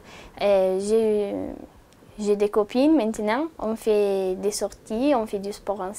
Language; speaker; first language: French; non-native, fluent; Italian